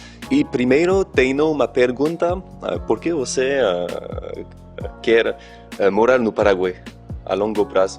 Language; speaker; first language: Portuguese; non-native, learner; French